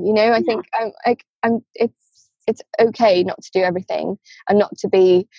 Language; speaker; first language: English; native; English